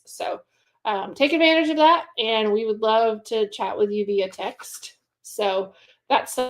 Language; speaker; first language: English; native; English